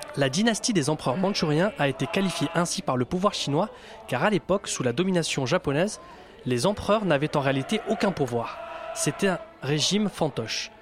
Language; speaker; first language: French; native; French